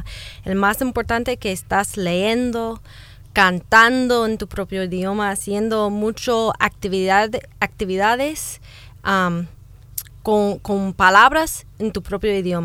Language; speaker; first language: Spanish; non-native, fluent; English